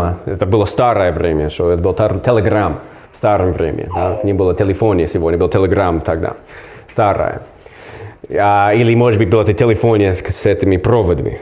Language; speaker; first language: Russian; non-native, learner; English